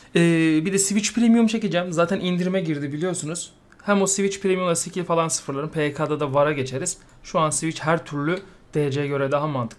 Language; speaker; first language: Turkish; native; Turkish